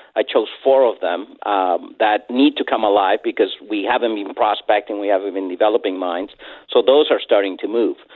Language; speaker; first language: English; non-native, fluent; Spanish